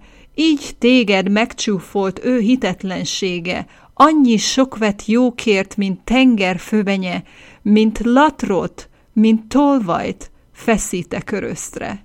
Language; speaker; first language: Hungarian; native; Hungarian